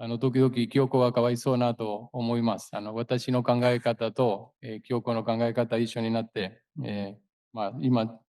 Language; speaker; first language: Japanese; non-native, fluent; Spanish